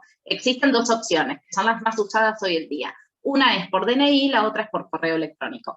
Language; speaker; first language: Spanish; native; Spanish